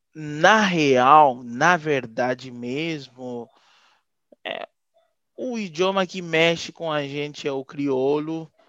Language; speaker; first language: Portuguese; non-native, fluent; Haitian Creole